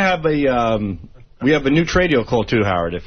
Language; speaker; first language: English; native; English